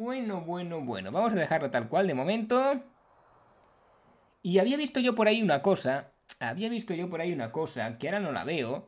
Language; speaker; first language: Spanish; native; Spanish